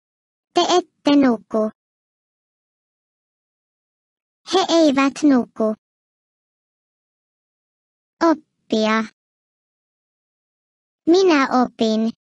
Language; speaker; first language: Finnish; non-native, fluent; Turkish